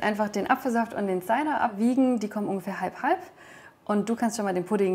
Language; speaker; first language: German; native; German